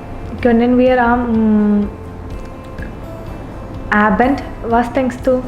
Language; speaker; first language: German; non-native, learner; Malayalam